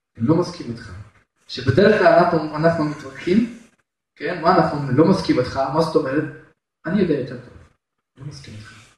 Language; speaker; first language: Hebrew; non-native, fluent; Russian